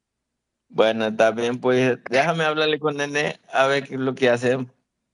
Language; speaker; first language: Spanish; non-native, fluent; Haitian Creole